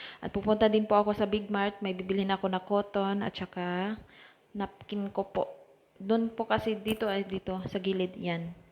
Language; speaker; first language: Filipino; non-native, local second language; Cebuano